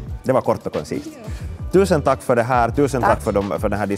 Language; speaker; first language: Swedish; native; Swedish